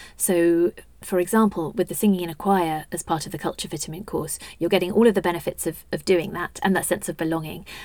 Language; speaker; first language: English; native; English